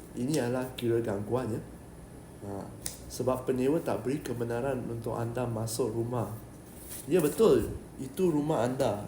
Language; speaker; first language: Malay; native; Malay